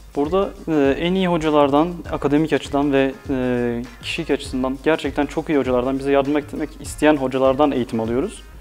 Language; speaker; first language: Turkish; early bilingual, other home language; Uzbek